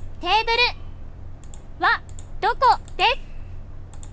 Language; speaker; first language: Japanese; non-native, learner; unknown